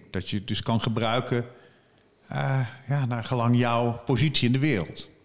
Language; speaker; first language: Dutch; native; Dutch